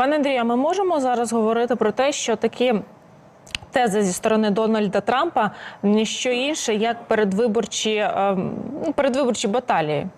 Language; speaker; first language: Ukrainian; native; Ukrainian